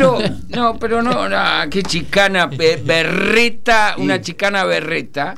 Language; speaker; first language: Spanish; native; Spanish